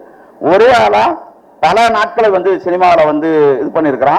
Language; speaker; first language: Tamil; native; Tamil